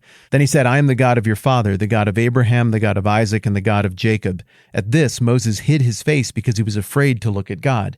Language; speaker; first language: English; native; English